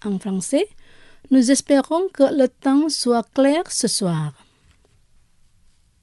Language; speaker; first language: French; non-native, fluent; Indonesian